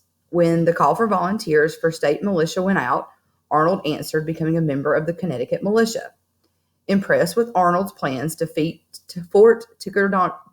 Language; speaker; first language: English; native; English